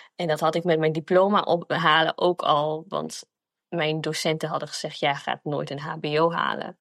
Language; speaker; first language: Dutch; early bilingual, other home language; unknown